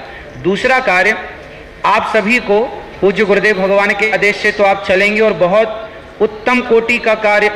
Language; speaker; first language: Hindi; native; Hindi